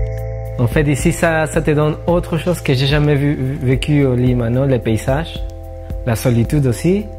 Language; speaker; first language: French; non-native, fluent; Spanish